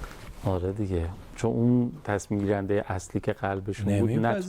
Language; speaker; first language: Persian; native; Persian